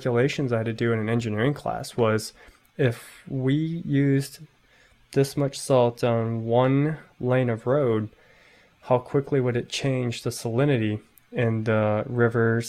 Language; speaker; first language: English; native; English